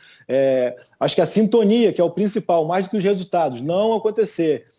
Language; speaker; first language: Portuguese; native; Portuguese